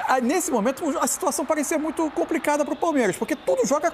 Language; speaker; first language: Portuguese; native; Portuguese